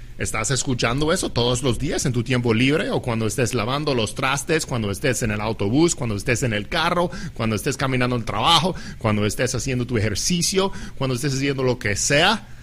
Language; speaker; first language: Spanish; non-native, fluent; English